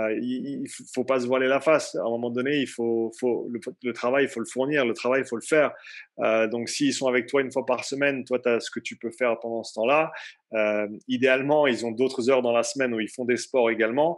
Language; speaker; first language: French; native; French